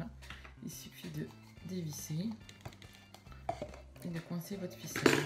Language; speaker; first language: French; native; French